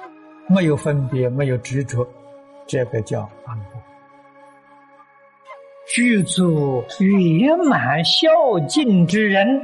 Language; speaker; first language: Chinese; native; Chinese